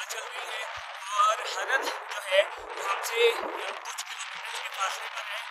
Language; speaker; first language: Urdu; non-native, local second language; Punjabi